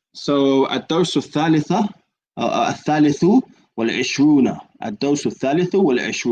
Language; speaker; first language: Arabic; non-native, fluent; English